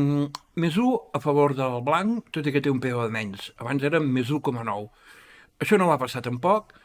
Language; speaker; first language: Catalan; native; Catalan